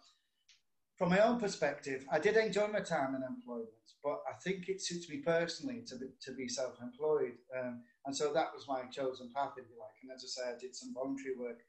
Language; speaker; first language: English; native; English